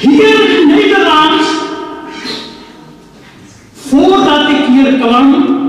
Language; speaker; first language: Dutch; non-native, fluent; Urdu